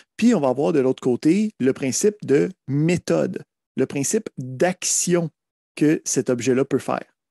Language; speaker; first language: French; native; French